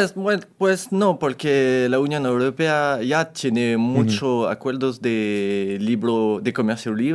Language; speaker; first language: Spanish; non-native, fluent; French